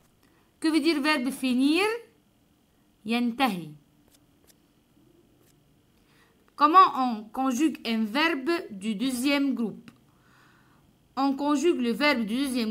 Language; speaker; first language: French; non-native, fluent; Arabic